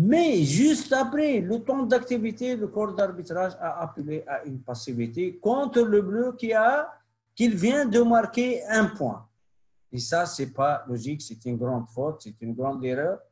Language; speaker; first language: French; non-native, local second language; Arabic